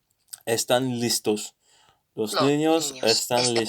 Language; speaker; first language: Spanish; non-native, learner; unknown